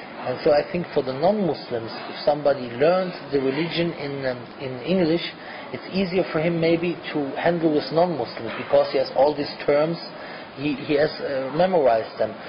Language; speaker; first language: English; non-native, fluent; German